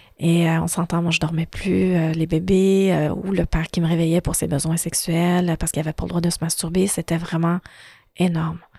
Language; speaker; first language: French; early bilingual, other home language; Arabic